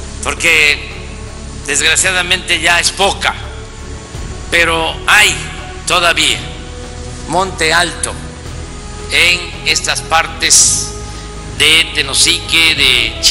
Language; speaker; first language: Spanish; native; Spanish